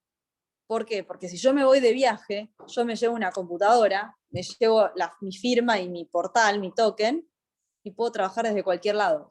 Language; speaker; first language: Spanish; native; Spanish